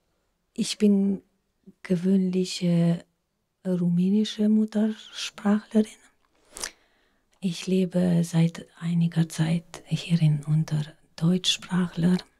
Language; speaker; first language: German; non-native, fluent; Romanian